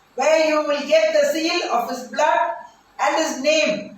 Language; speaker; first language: English; non-native, local second language; Tamil